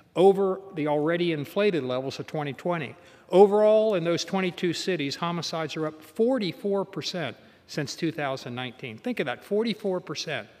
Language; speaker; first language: English; native; English